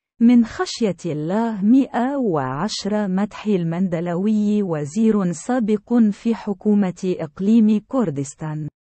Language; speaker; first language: Arabic; non-native, local second language; Central Kurdish